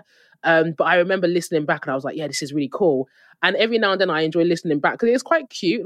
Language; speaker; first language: English; native; English